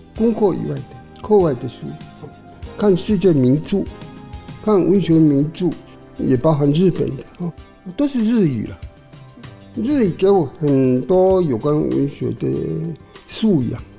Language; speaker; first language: Chinese; non-native, local second language; Min Nan Chinese